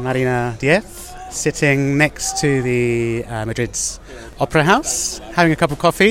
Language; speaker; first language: English; native; English